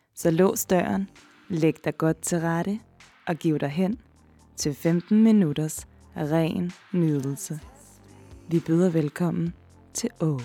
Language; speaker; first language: Danish; native; Danish